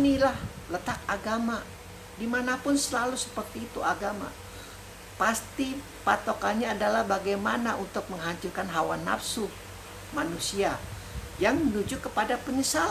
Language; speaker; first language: Indonesian; native; Indonesian